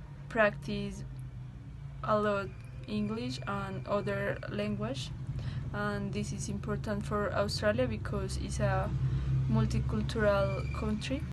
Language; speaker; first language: English; non-native, learner; Spanish